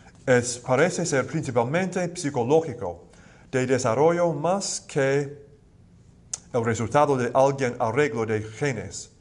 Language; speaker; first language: Spanish; non-native, fluent; English